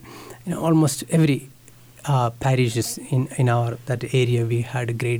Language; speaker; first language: English; non-native, local second language; Malayalam